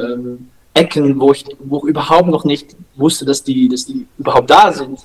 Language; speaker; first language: German; non-native, learner; Dutch